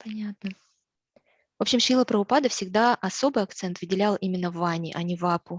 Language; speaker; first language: Russian; native; Russian